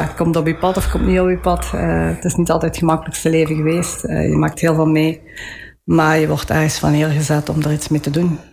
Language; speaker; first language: Dutch; early bilingual, other home language; Italian